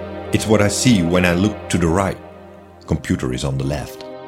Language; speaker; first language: English; non-native, fluent; Dutch